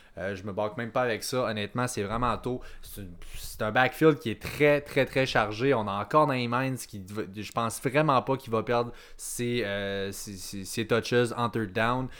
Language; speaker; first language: French; native; French